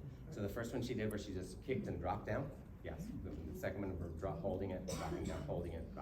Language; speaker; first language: English; native; English